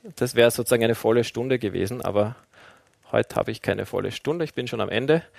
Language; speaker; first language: German; native; German